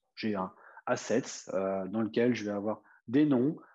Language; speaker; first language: French; native; French